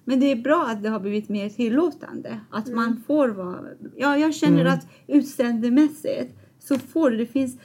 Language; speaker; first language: Swedish; non-native, fluent; Persian